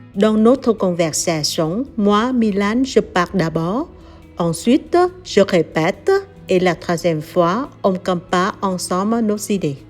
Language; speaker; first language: French; non-native, learner; Vietnamese